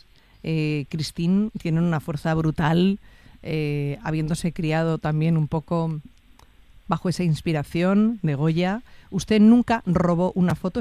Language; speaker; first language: Spanish; native; Spanish